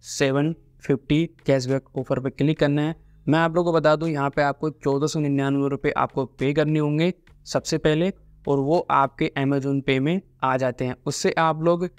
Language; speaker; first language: Hindi; native; Hindi